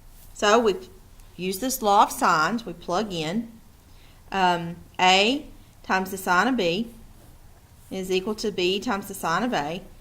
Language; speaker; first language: English; native; English